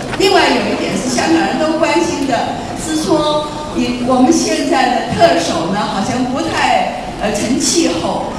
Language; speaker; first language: Chinese; non-native, local second language; Cantonese